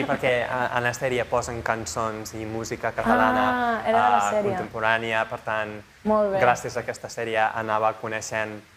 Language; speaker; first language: Catalan; non-native, fluent; English